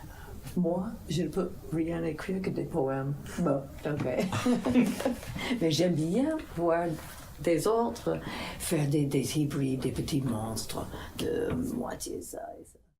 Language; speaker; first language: French; non-native, fluent; English